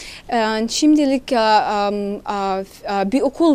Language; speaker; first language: Turkish; non-native, learner; Somali